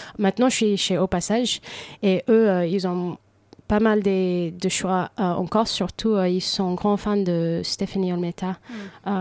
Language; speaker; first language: French; non-native, fluent; Kabuverdianu